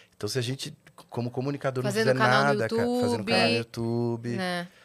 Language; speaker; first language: Portuguese; native; Portuguese